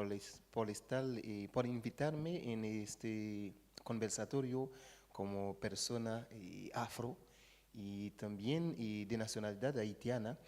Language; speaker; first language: Spanish; non-native, fluent; Haitian Creole